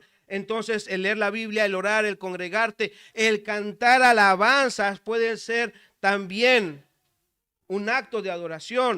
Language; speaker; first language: Spanish; native; Spanish